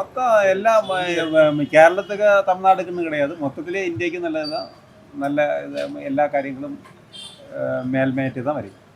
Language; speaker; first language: Tamil; non-native, local second language; Malayalam